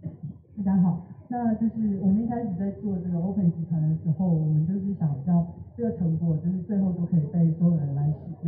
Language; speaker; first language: Chinese; native; Chinese